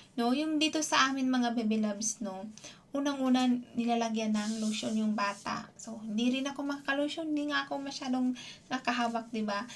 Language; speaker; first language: Filipino; non-native, local second language; Cebuano